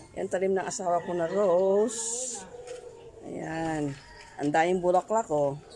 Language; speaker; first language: Filipino; non-native, local second language; Cebuano